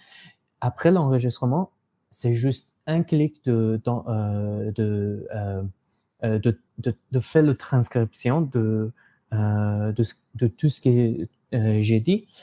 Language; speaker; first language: French; non-native, fluent; English